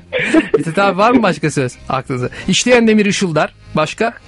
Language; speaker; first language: Turkish; native; Turkish